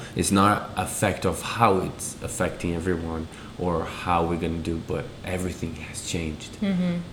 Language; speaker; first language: English; non-native, fluent; Portuguese